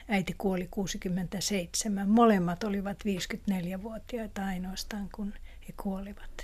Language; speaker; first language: Finnish; non-native, local second language; Swedish